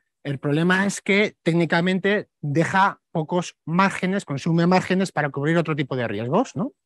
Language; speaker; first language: Spanish; native; Spanish